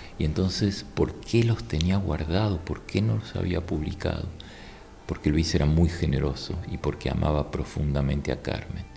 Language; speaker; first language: Spanish; native; Spanish